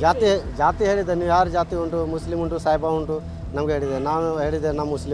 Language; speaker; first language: Kannada; non-native, learner; Hindi